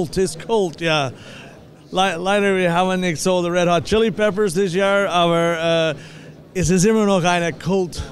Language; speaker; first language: German; non-native, fluent; English